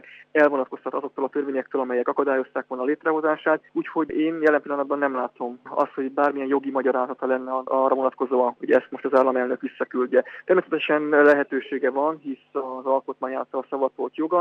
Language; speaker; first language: Hungarian; native; Hungarian